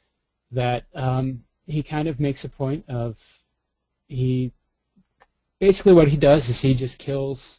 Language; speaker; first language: English; native; English